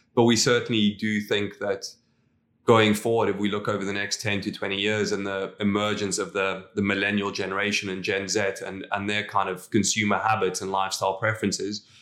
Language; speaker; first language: English; non-native, local second language; Afrikaans